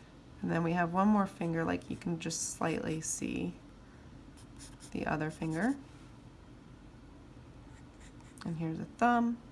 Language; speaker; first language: English; native; English